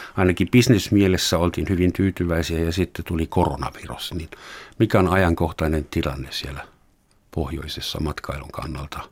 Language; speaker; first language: Finnish; non-native, fluent; German